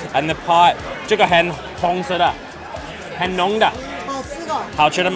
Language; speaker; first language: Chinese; non-native, learner; English